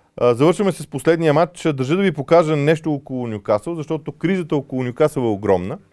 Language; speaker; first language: Bulgarian; native; Bulgarian